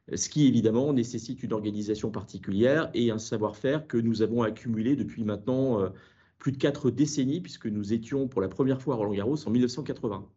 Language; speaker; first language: French; native; French